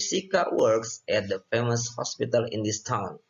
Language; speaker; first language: English; non-native, fluent; Indonesian